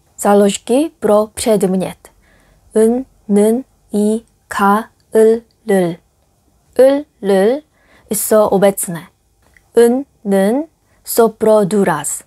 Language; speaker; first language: Czech; non-native, fluent; Korean